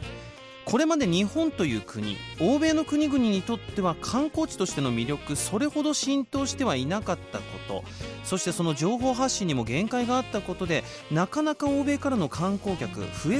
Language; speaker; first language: Japanese; native; Japanese